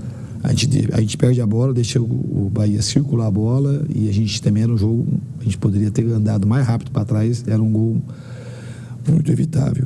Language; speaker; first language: Portuguese; native; Portuguese